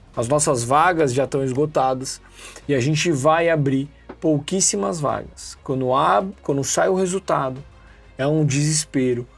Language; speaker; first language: Portuguese; native; Portuguese